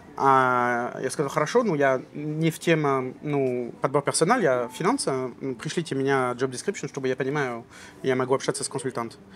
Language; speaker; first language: Russian; non-native, learner; French